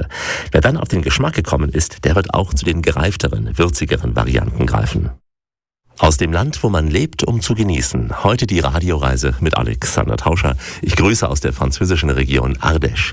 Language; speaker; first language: German; native; German